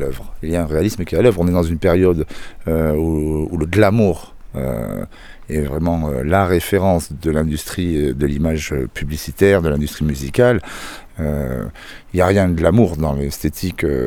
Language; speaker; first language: French; native; French